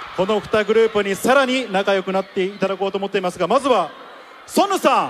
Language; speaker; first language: Japanese; native; Japanese